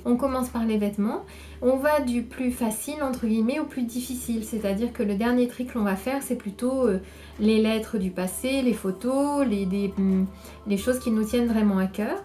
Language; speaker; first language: French; native; French